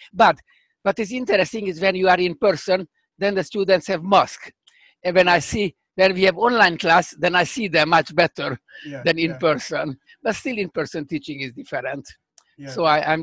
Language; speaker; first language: English; non-native, fluent; Hungarian